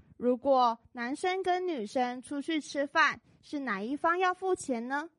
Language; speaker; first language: Chinese; native; Chinese